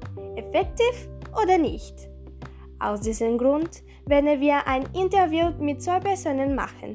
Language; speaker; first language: German; non-native, learner; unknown